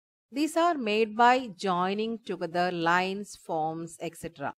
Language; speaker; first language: English; non-native, local second language; Malayalam